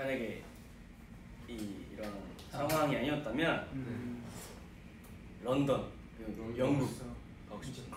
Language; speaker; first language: Korean; non-native, learner; Japanese